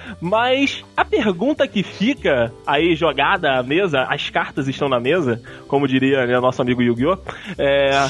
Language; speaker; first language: Portuguese; native; Portuguese